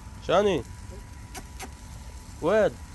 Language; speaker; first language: Arabic; native; Arabic